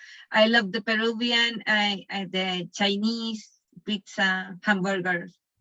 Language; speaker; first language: English; non-native, learner; Spanish